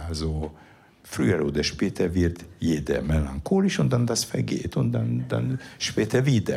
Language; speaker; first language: German; non-native, fluent; Hungarian